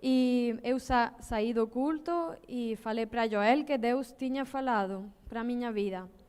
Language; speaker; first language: Portuguese; non-native, learner; Spanish